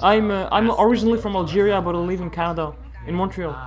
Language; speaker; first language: English; non-native, fluent; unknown